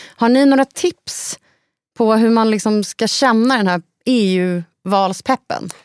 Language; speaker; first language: Swedish; native; Swedish